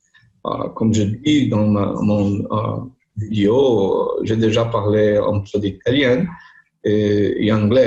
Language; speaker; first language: French; non-native, learner; Portuguese